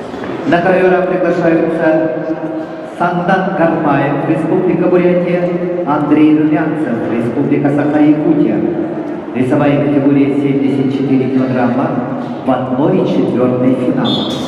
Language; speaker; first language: Russian; native; Russian